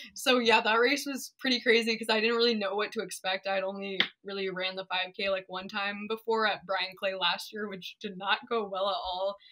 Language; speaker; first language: English; native; English